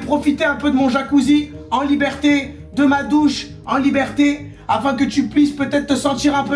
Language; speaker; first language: French; native; French